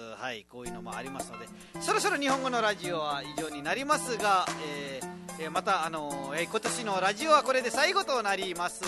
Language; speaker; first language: Japanese; non-native, fluent; Nepali